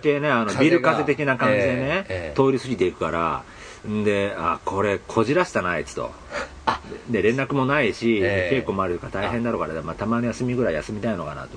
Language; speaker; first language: Japanese; native; Japanese